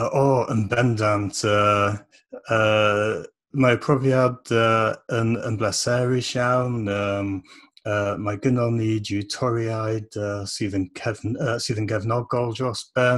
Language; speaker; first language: Welsh; non-native, fluent; English